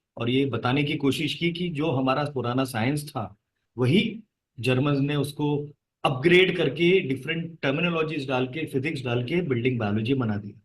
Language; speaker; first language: Hindi; native; Hindi